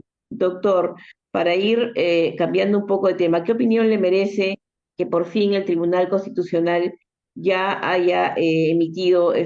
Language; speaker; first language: Spanish; native; Spanish